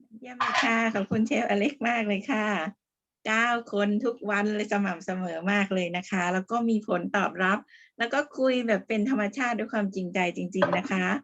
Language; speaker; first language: Thai; native; Thai